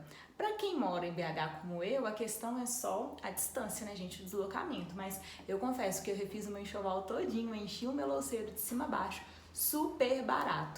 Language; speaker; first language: Portuguese; native; Portuguese